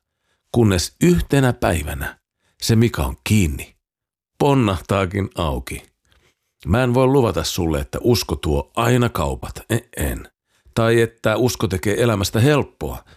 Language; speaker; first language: Finnish; native; Finnish